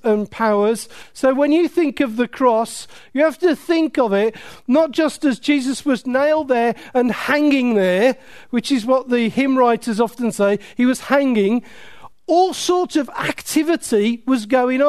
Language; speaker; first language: English; native; English